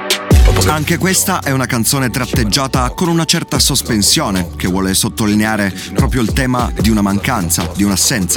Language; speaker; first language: Italian; native; Italian